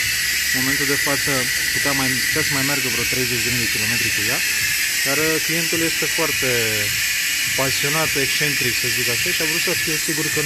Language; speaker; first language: Romanian; native; Romanian